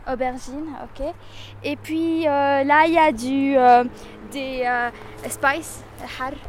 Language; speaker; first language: French; non-native, local second language; Arabic